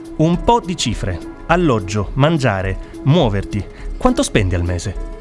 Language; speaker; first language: Italian; native; Italian